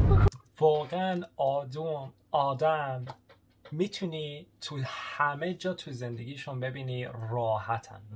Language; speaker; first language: Persian; early bilingual, heritage; Persian